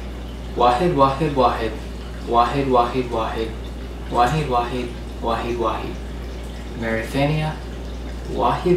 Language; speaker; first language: Arabic; non-native, learner; English